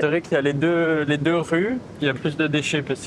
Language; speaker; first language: French; native; French